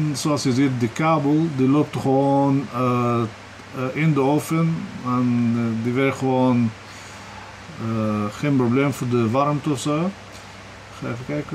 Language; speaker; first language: Dutch; non-native, learner; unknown